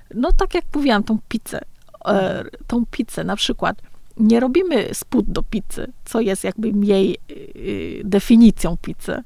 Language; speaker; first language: Polish; early bilingual, other home language; Vietnamese